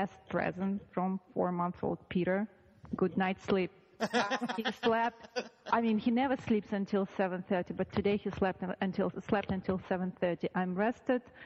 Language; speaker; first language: English; non-native, fluent; Russian